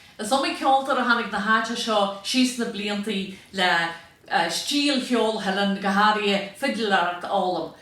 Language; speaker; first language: Irish; native; Irish